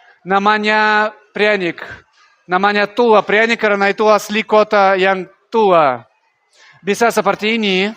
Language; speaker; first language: Indonesian; non-native, learner; Russian